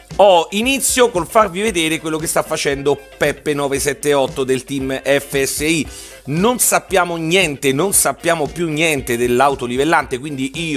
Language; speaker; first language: Italian; native; Italian